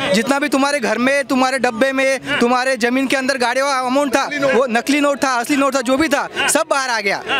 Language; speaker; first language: Hindi; non-native, local second language; Marathi